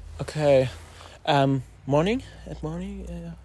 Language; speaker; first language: English; non-native, learner; German